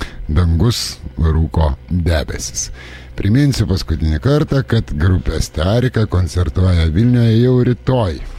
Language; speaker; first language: Lithuanian; native; Lithuanian